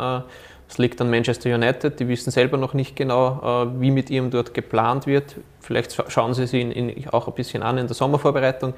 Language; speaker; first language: German; native; German